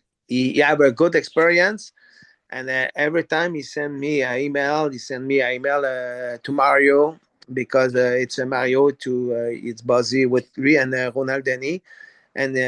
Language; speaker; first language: English; non-native, learner; French